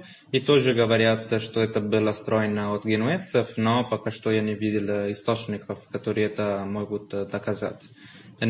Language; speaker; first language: Russian; non-native, fluent; Italian